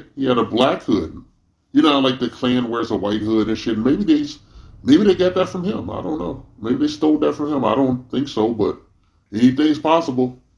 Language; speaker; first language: English; native; English